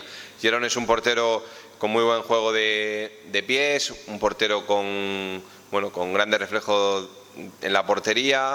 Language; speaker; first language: Spanish; native; Spanish